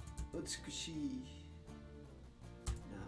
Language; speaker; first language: Japanese; non-native, learner; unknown